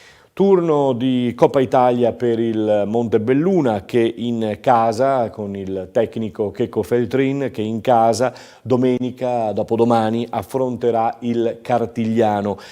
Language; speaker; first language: Italian; native; Italian